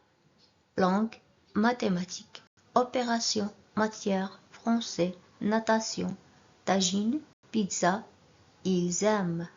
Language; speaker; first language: French; non-native, local second language; Arabic